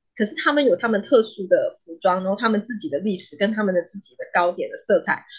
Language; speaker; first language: Chinese; native; Chinese